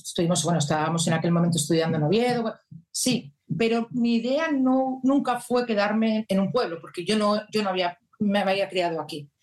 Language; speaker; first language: Spanish; native; Spanish